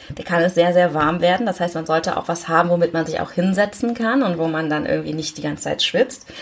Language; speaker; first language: German; early bilingual, other home language; Korean